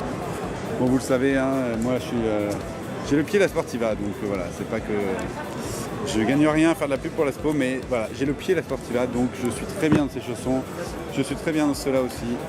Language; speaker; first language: French; native; French